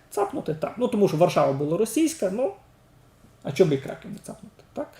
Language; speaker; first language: Ukrainian; native; Ukrainian